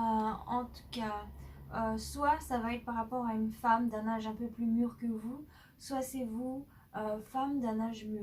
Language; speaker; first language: French; native; French